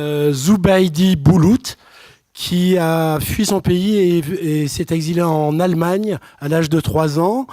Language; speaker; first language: French; native; French